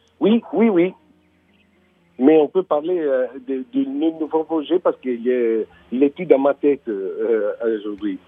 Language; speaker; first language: French; non-native, learner; Italian